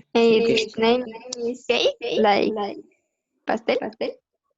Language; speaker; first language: English; non-native, learner; Spanish